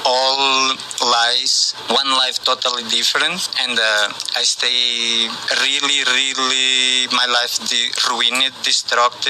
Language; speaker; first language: English; non-native, learner; Portuguese